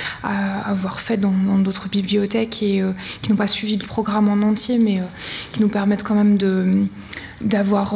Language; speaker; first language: French; native; French